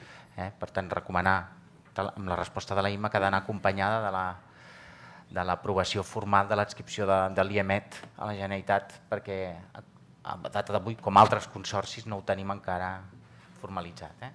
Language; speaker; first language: Catalan; native; Catalan